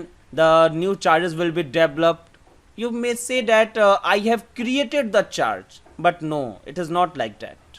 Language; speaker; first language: English; non-native, local second language; Hindi